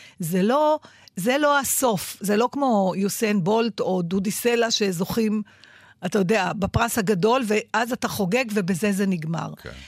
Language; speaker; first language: Hebrew; native; Hebrew